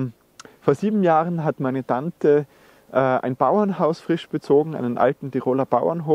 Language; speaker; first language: German; native; German